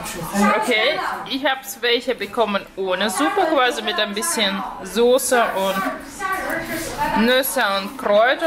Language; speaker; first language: German; non-native, learner; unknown